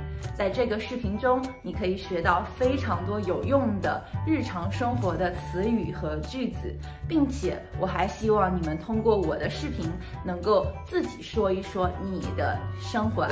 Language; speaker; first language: Chinese; native; Chinese